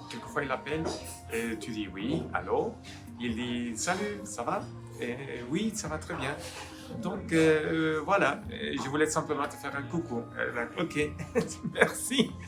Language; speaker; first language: French; non-native, fluent; Spanish